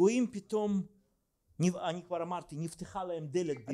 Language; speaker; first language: Hebrew; non-native, fluent; Russian